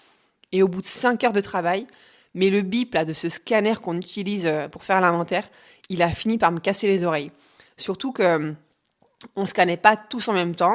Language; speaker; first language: French; native; French